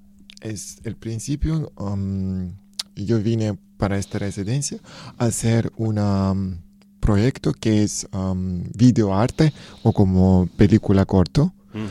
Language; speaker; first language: Spanish; non-native, learner; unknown